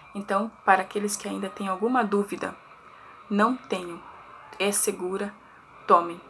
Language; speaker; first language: Portuguese; native; Portuguese